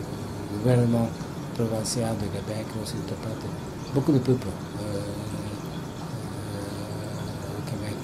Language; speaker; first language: French; non-native, fluent; Japanese